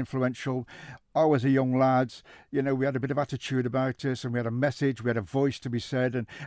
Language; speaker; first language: English; native; English